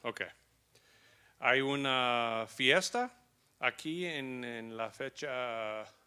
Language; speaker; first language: Spanish; non-native, learner; English